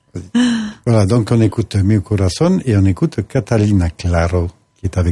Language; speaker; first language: French; native; French